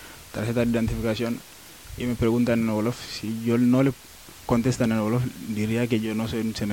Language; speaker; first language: Spanish; non-native, learner; Wolof